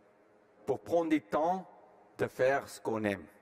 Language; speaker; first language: French; non-native, fluent; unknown